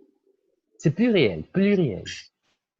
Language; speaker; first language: French; non-native, fluent; Portuguese